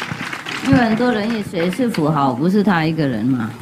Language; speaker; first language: Chinese; non-native, fluent; Vietnamese